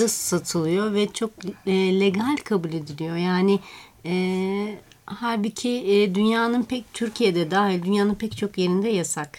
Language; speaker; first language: Turkish; native; Turkish